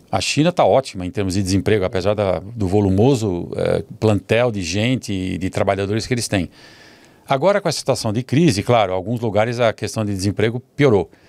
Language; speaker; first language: Portuguese; early bilingual, other home language; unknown